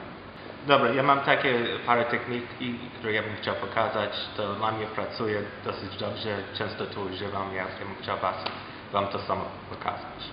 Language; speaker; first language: Polish; early bilingual, heritage; Polish